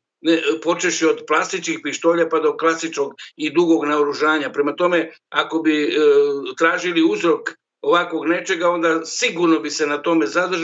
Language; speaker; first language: Serbian; native; Serbian